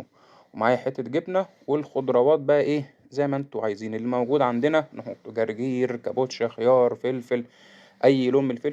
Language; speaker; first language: Arabic; native; Arabic